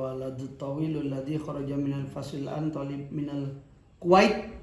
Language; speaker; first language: Arabic; non-native, fluent; Indonesian